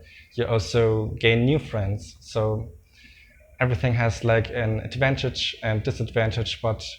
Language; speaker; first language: English; non-native, fluent; German